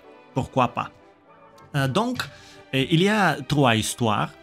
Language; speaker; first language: French; non-native, learner; Russian